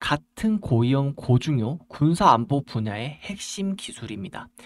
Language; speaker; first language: Korean; native; Korean